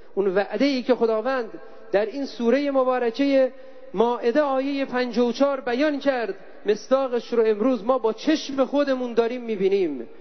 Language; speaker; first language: Persian; native; Persian